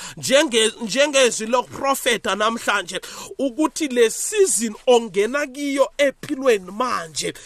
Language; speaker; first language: Zulu; non-native, local second language; South Ndebele